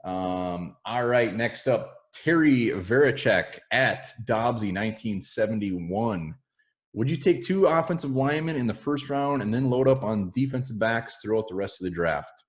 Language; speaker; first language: English; native; English